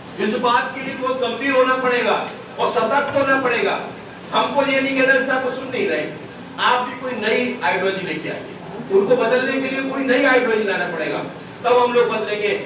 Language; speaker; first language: Hindi; native; Hindi